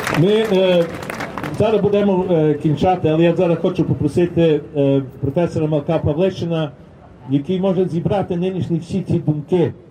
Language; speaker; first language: Ukrainian; early bilingual, heritage; Ukrainian